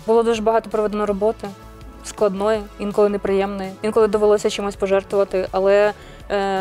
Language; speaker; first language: Ukrainian; native; Ukrainian